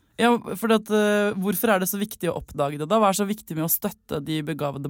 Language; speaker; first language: Norwegian; native; Norwegian